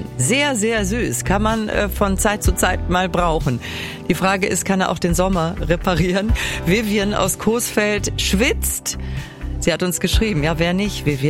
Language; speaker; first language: German; native; German